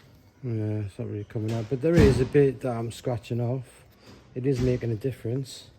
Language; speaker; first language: English; native; English